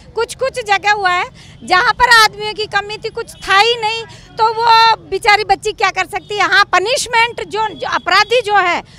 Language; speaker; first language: Hindi; native; Hindi